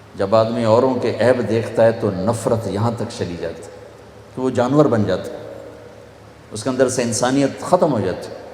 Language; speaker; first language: Urdu; non-native, local second language; Punjabi